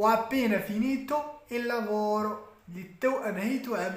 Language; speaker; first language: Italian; non-native, fluent; Arabic